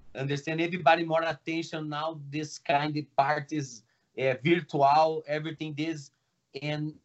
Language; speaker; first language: English; non-native, learner; Portuguese